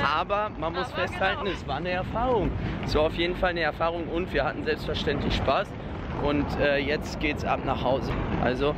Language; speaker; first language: German; native; German